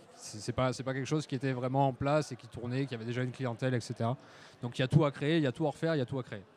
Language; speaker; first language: French; native; French